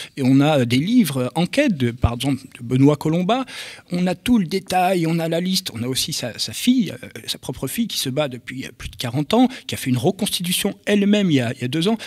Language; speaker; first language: French; native; French